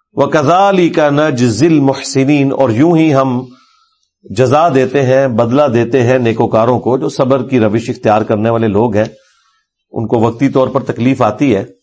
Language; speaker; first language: Urdu; non-native, local second language; Punjabi